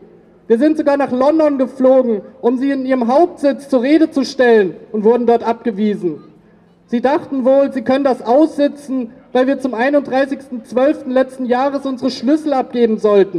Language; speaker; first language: German; native; German